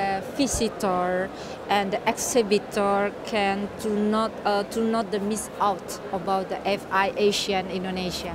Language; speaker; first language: English; non-native, learner; Indonesian